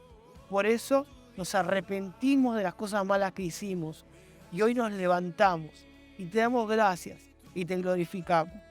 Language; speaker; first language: Spanish; native; Spanish